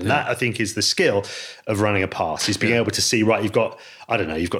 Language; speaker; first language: English; native; English